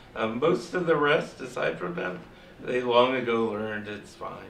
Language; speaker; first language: English; native; English